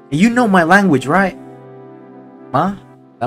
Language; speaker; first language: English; non-native, fluent; Indonesian